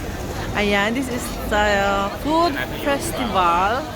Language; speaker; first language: English; non-native, learner; Filipino